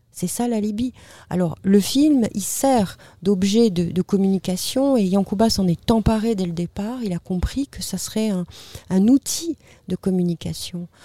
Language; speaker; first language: French; native; French